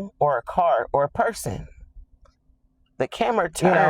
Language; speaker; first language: English; native; English